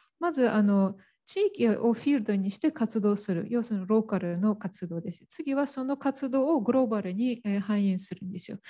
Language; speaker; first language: Japanese; non-native, fluent; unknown